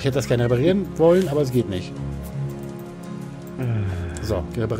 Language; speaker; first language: German; native; German